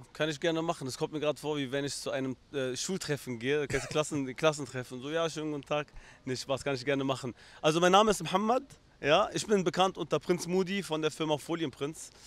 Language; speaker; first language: German; early bilingual, other home language; Arabic